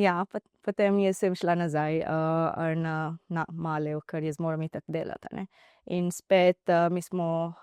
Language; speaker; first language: Slovenian; non-native, learner; Divehi